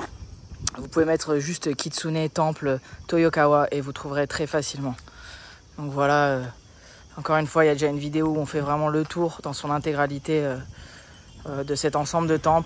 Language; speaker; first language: French; native; French